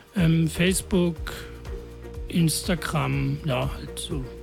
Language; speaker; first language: German; native; German